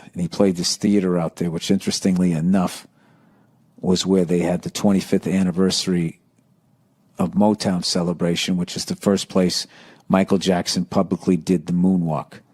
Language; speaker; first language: English; native; English